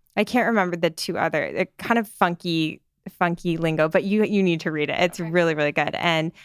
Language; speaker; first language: English; native; English